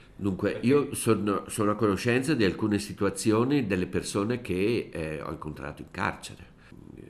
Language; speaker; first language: Italian; native; Italian